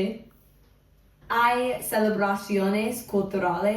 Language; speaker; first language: Spanish; non-native, fluent; English